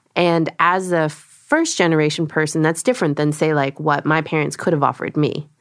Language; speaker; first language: English; early bilingual, other home language; Korean